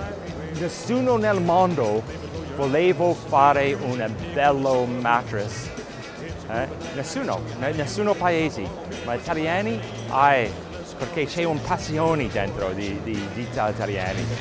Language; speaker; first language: Italian; non-native, learner; English